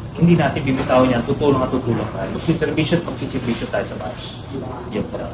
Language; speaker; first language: Filipino; native; Filipino